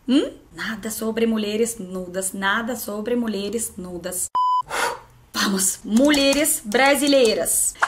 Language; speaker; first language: Portuguese; non-native, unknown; Russian